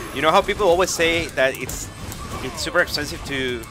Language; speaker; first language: English; non-native, fluent; Spanish